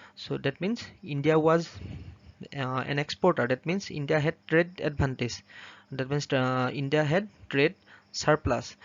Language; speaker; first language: English; non-native, local second language; Assamese